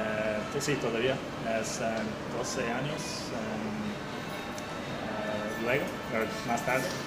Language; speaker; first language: Spanish; non-native, learner; English